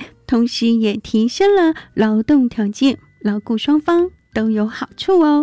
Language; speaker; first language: Chinese; native; Chinese